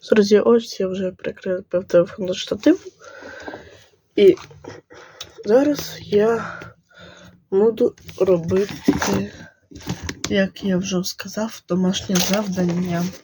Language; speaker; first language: Ukrainian; non-native, local second language; Russian